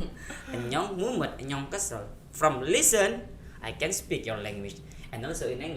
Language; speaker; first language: English; non-native, fluent; Indonesian